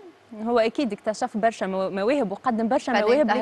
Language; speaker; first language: Arabic; native; Arabic